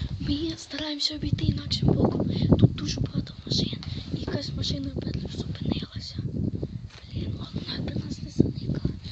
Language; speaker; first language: Ukrainian; native; Ukrainian